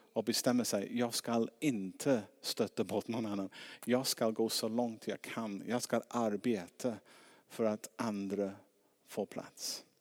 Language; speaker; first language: Swedish; non-native, fluent; English